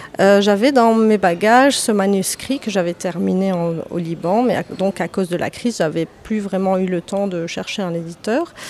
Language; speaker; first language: French; native; French